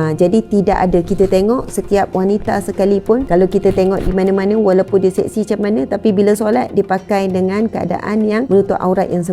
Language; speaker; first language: Malay; native; Malay